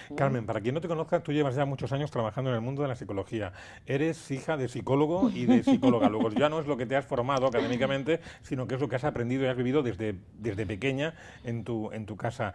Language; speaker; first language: Spanish; native; Spanish